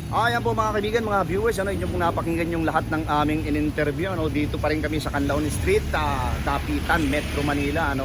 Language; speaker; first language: Filipino; non-native, local second language; Bikol